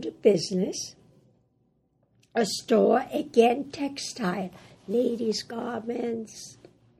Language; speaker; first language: English; early bilingual, other home language; German